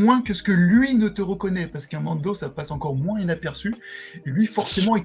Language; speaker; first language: French; native; French